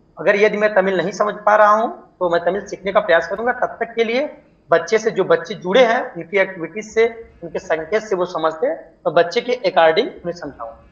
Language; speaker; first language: Hindi; native; Hindi